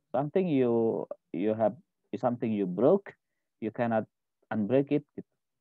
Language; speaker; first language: English; non-native, fluent; Indonesian